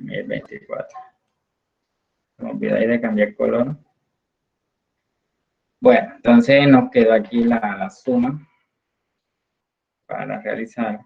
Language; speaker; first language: Spanish; native; Spanish